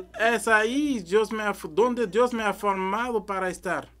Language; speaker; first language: Spanish; non-native, learner; French